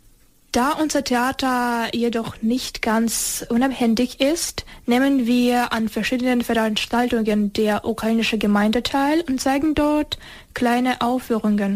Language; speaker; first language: German; non-native, learner; Ukrainian